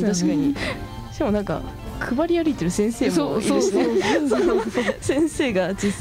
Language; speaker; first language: Japanese; native; Japanese